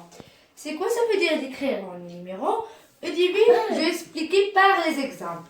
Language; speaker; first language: French; non-native, learner; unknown